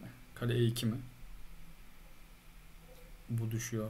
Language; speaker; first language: Turkish; native; Turkish